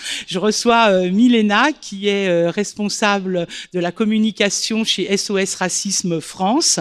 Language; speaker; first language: French; native; French